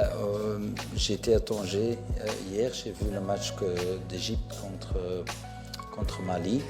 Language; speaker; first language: French; non-native, fluent; Arabic